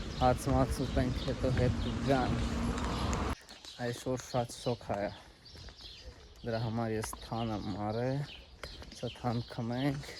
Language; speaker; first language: Armenian; non-native, learner; Hindi